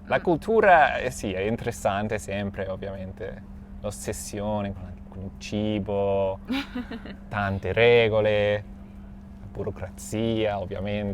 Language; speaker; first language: Italian; non-native, fluent; English